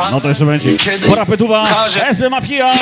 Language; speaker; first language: Polish; native; Polish